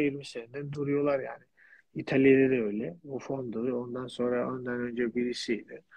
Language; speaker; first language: Turkish; non-native, fluent; Georgian